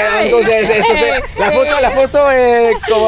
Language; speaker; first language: Spanish; non-native, learner; French